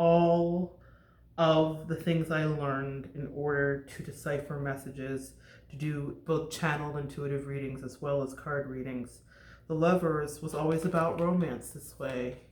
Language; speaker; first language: English; native; English